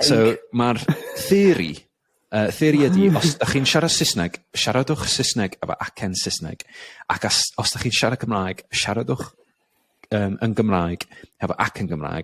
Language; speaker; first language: Welsh; non-native, learner; English